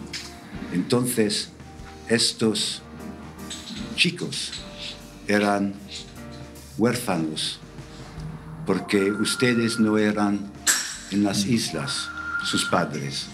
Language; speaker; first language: Spanish; non-native, fluent; English